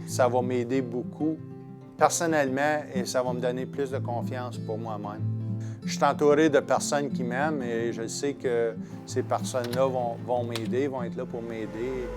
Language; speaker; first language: French; native; French